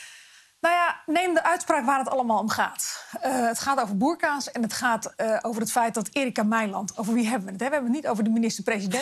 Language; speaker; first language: Dutch; native; Dutch